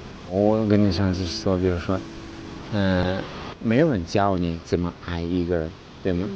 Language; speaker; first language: Chinese; non-native, fluent; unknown